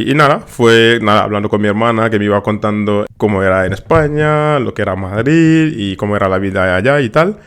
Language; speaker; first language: Spanish; non-native, fluent; Wolof